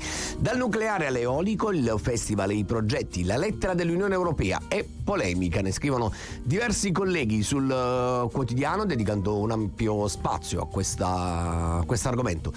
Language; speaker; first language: Italian; native; Italian